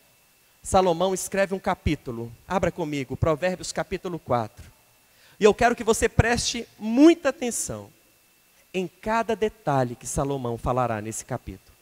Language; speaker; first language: Portuguese; native; Portuguese